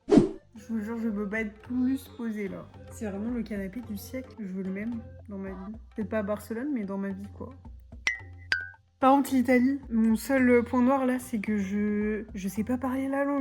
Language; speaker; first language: French; native; French